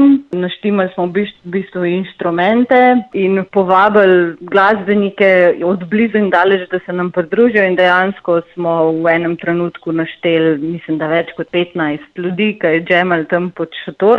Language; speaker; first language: Slovenian; native; Slovenian